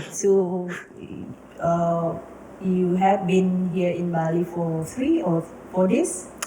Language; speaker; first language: English; non-native, learner; Indonesian